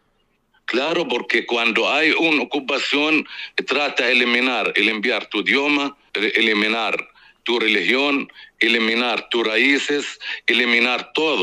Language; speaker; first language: Spanish; non-native, fluent; Arabic